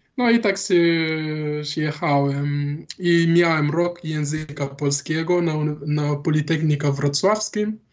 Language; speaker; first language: Polish; non-native, learner; Wolof